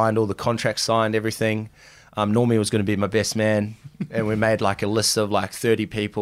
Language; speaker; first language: English; native; English